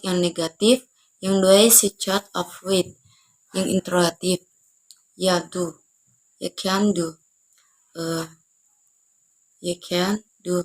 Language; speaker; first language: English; non-native, learner; Indonesian